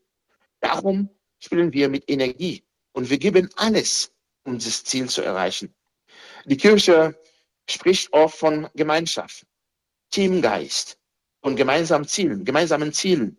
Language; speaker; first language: German; non-native, fluent; Haitian Creole